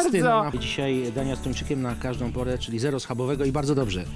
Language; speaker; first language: Polish; native; Polish